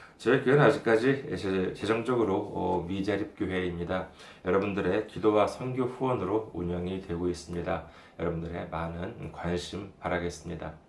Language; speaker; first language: Korean; native; Korean